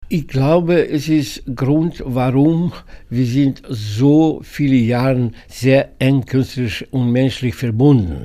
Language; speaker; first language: German; non-native, learner; Russian